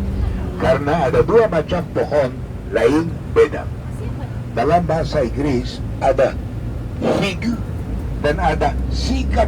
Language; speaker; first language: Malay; non-native, fluent; Hebrew